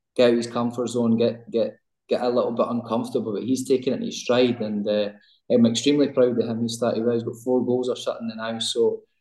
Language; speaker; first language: English; native; English